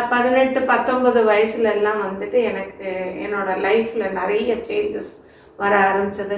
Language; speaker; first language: Tamil; non-native, local second language; Malayalam